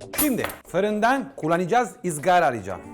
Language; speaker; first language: Turkish; non-native, fluent; Italian